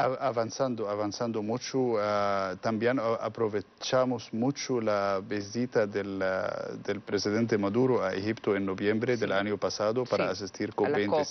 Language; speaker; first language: Spanish; non-native, learner; Arabic